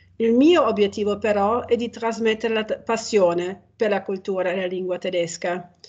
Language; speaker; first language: Italian; non-native, fluent; German